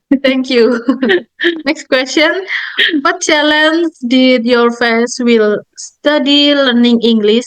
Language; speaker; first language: English; non-native, learner; Indonesian